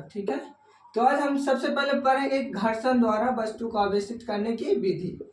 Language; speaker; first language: Hindi; native; Hindi